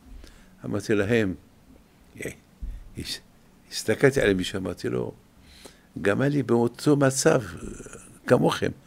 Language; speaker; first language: Hebrew; non-native, fluent; French